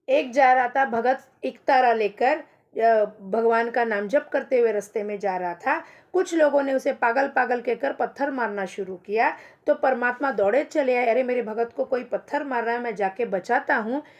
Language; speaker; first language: Hindi; non-native, local second language; Kannada